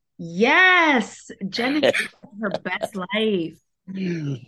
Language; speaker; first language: English; early bilingual, other home language; Spanish